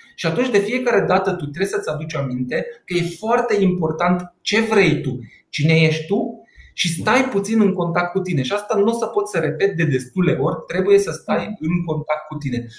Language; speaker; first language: Romanian; non-native, local second language; Hungarian